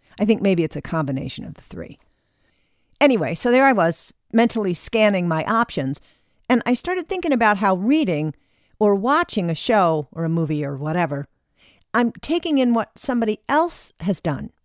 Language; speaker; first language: English; native; English